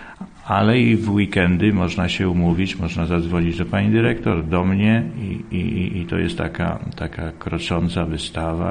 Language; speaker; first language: Polish; native; Polish